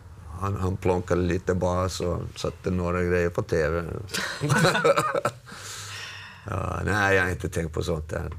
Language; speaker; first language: Swedish; non-native, local second language; Finnish